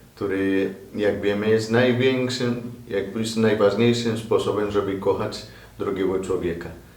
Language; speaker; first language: Polish; non-native, fluent; Spanish